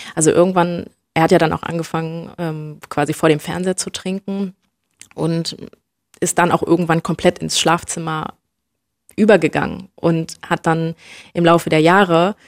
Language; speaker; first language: German; native; German